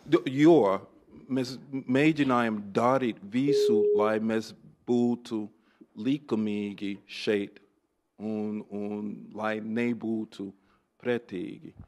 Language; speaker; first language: Latvian; non-native, fluent; English